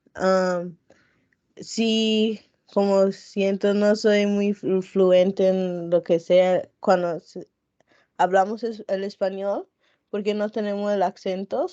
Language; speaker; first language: Spanish; non-native, local second language; English